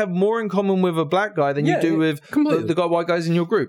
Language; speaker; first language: English; native; English